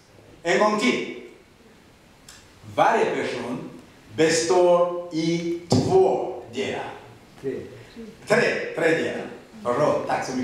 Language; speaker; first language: Swedish; non-native, learner; Rundi